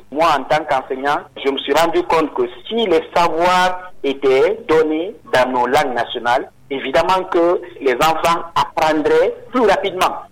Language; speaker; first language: French; non-native, local second language; Susu